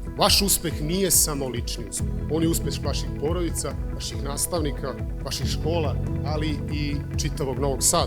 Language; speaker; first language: Serbian; native; Serbian